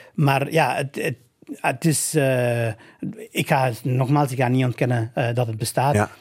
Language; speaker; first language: Dutch; non-native, fluent; Albanian